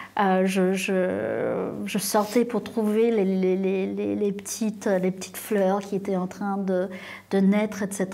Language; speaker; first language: French; non-native, local second language; English